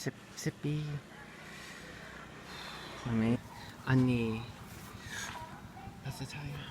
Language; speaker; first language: Thai; non-native, learner; English